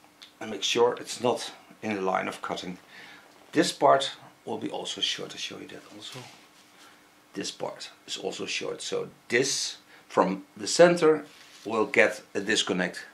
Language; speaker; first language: English; non-native, fluent; Dutch